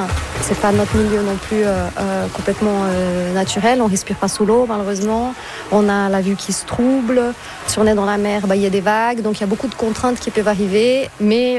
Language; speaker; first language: French; non-native, fluent; Portuguese